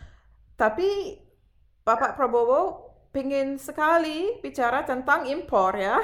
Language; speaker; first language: Indonesian; non-native, fluent; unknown